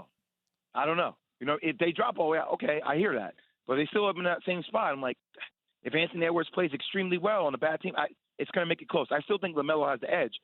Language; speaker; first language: English; native; English